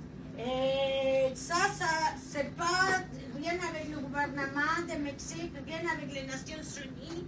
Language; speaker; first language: French; non-native, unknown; Spanish